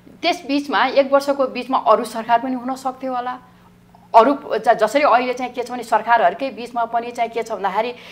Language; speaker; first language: Nepali; native; Nepali